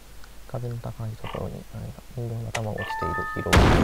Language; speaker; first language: Japanese; native; Japanese